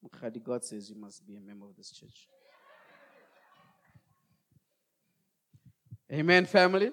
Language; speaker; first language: English; non-native, local second language; Tswana